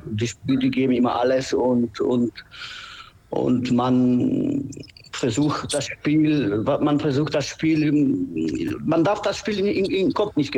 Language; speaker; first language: German; non-native, fluent; Polish